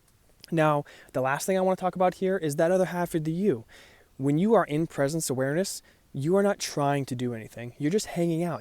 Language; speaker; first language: English; native; English